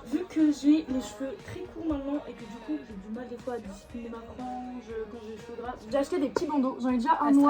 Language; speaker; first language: French; native; French